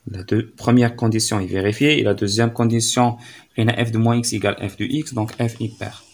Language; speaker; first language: French; non-native, local second language; Arabic